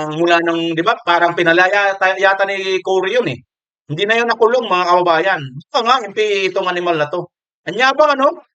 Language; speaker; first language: Filipino; non-native, local second language; Waray